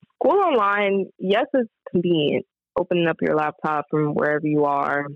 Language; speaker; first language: English; native; English